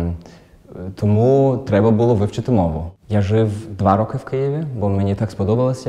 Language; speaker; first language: Ukrainian; non-native, fluent; German